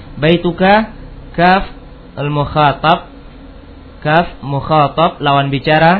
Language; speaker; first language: Arabic; non-native, fluent; Indonesian